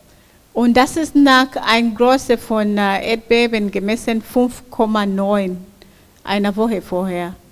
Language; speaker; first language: German; non-native, fluent; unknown